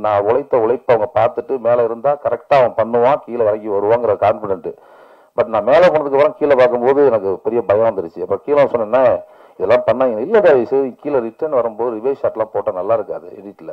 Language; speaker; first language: Tamil; native; Tamil